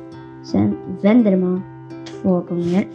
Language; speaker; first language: Swedish; non-native, learner; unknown